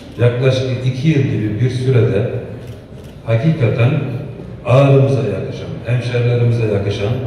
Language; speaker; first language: Turkish; native; Turkish